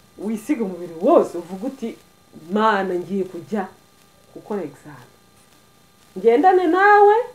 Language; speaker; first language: Kinyarwanda; early bilingual, heritage; Kinyarwanda